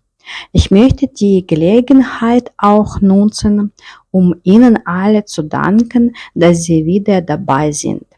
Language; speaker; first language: German; non-native, fluent; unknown